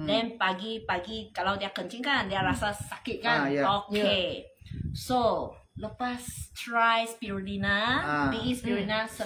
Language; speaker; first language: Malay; non-native, local second language; Chinese